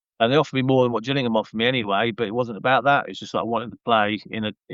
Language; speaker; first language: English; native; English